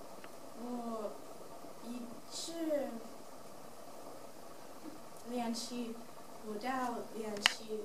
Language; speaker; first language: Chinese; non-native, learner; English